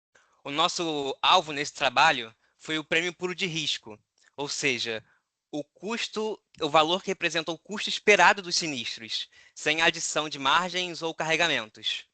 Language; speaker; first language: Portuguese; native; Portuguese